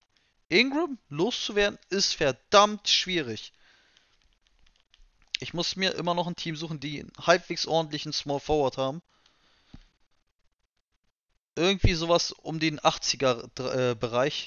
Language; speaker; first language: German; native; German